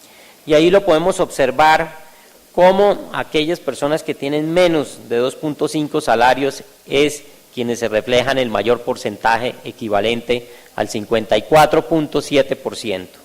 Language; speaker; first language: Spanish; native; Spanish